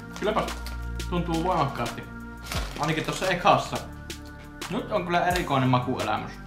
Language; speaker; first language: Finnish; early bilingual, other home language; Russian